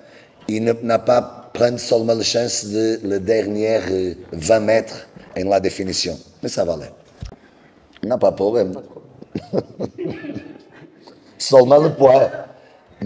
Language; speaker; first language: French; non-native, learner; Portuguese